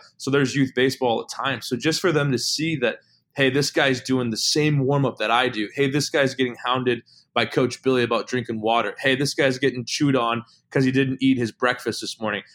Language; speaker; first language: English; native; English